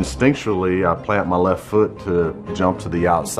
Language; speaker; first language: English; native; English